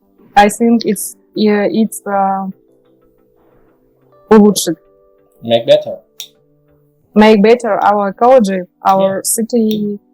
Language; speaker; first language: English; non-native, learner; Russian